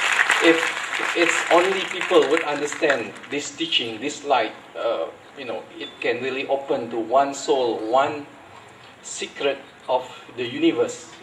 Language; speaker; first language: English; non-native, fluent; Indonesian